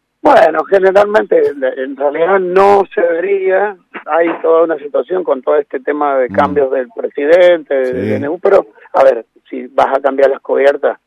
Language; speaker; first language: Spanish; native; Spanish